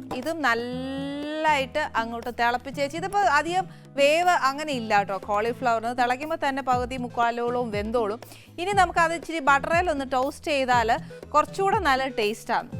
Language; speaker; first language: Malayalam; native; Malayalam